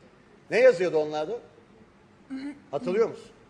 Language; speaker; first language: Turkish; native; Turkish